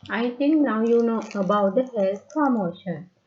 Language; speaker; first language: English; non-native, local second language; Sinhala